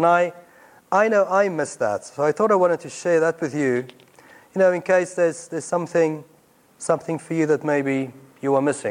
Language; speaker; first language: English; non-native, local second language; Afrikaans